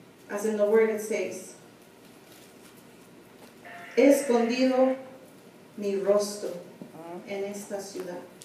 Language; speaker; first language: Spanish; early bilingual, heritage; Spanish